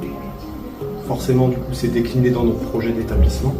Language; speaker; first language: French; native; French